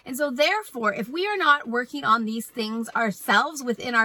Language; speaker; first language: English; native; English